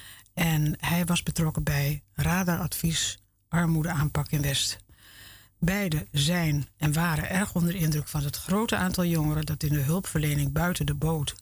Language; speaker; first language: Dutch; native; Dutch